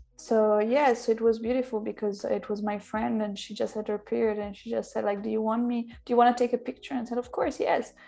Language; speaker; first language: English; non-native, fluent; Italian